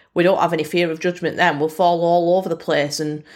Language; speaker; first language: English; native; English